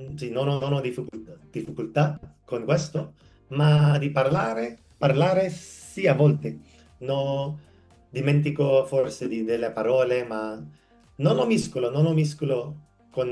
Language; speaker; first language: Italian; non-native, learner; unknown